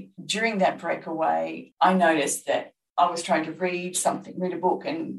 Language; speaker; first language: English; native; English